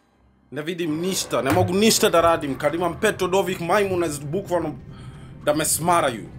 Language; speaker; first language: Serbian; early bilingual, heritage; English